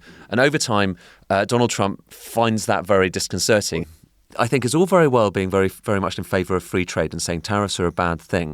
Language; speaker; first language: English; native; English